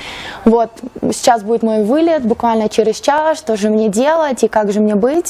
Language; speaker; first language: Russian; native; Russian